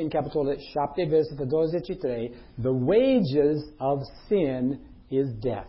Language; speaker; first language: Romanian; non-native, learner; English